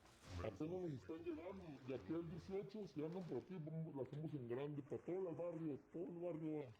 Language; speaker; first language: Spanish; native; Spanish